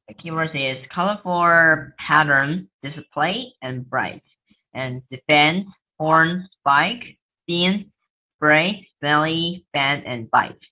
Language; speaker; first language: English; non-native, learner; Chinese